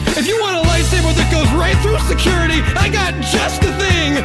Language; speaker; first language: English; native; English